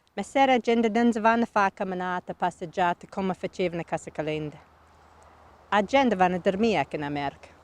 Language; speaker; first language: Italian; early bilingual, heritage; Italian